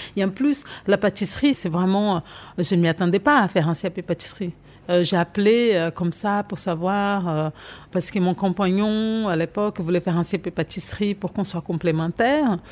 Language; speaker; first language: French; non-native, fluent; Portuguese